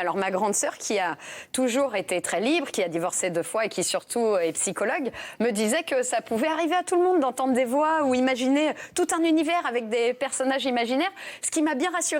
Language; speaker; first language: French; native; French